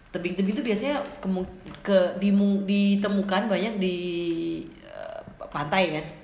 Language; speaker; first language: Indonesian; native; Indonesian